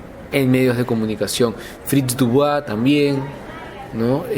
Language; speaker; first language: Spanish; native; Spanish